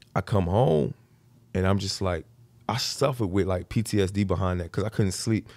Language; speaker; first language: English; native; English